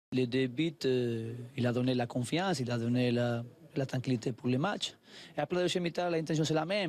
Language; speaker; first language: French; non-native, learner; Spanish